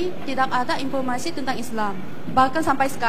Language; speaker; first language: Indonesian; non-native, fluent; Korean